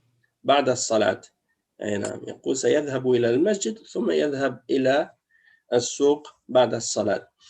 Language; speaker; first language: Arabic; non-native, fluent; French